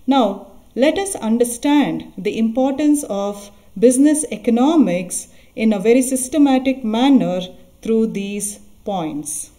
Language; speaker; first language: English; non-native, local second language; Kannada